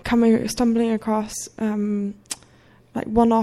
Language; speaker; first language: English; native; English